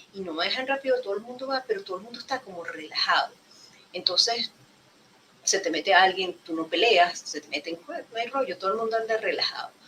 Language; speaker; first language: Spanish; native; Spanish